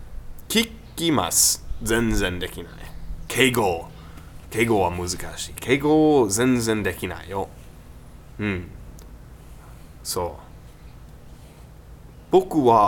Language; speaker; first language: Japanese; non-native, learner; English